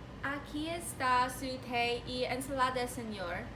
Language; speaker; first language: Spanish; non-native, learner; English